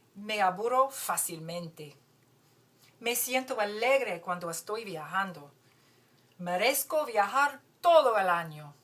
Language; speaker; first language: Spanish; non-native, fluent; English